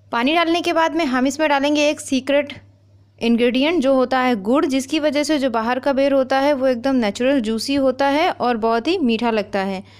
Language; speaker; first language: Hindi; native; Hindi